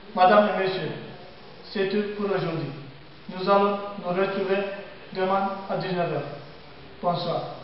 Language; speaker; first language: French; non-native, learner; Turkish